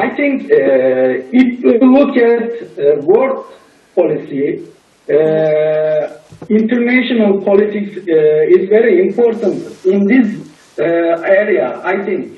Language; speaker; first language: English; non-native, learner; Turkish